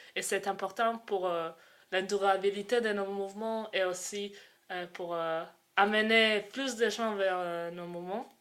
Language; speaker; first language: French; non-native, fluent; Croatian